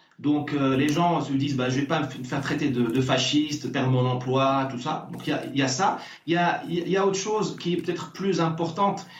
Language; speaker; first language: French; non-native, local second language; Arabic